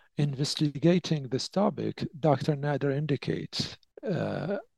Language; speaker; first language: English; non-native, fluent; Arabic